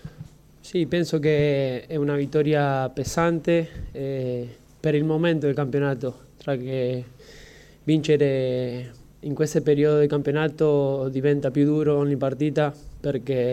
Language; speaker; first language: Italian; non-native, fluent; Spanish